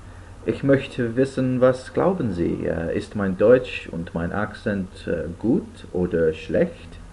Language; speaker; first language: German; non-native, learner; English